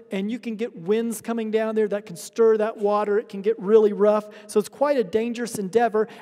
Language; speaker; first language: English; native; English